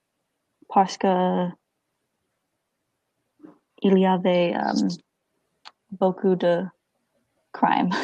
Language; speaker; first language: French; non-native, learner; English